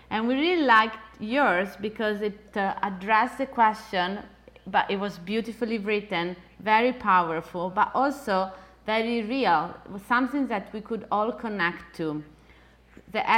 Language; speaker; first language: English; non-native, fluent; Italian